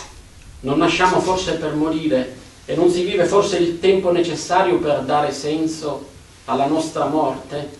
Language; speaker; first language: Italian; native; Italian